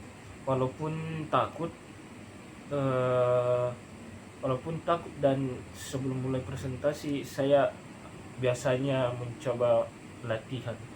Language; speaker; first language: Indonesian; non-native, local second language; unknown